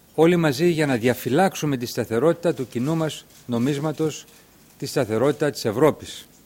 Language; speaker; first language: Greek; native; Greek